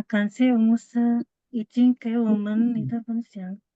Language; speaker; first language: Chinese; non-native, learner; Indonesian